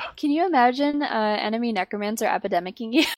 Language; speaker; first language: English; native; English